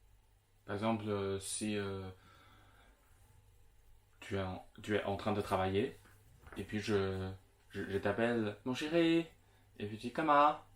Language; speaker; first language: French; non-native, fluent; Chinese